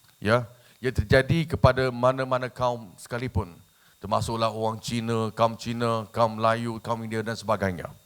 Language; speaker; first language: Malay; non-native, local second language; Chinese